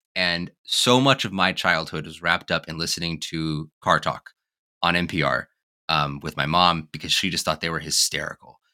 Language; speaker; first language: English; native; English